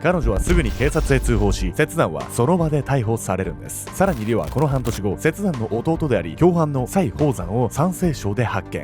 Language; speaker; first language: Japanese; native; Japanese